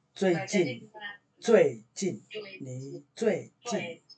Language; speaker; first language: Chinese; non-native, fluent; Indonesian